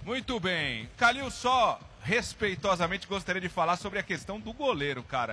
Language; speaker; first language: Portuguese; native; Portuguese